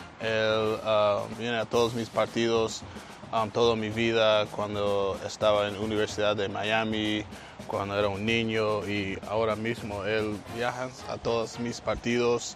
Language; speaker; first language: Spanish; non-native, learner; English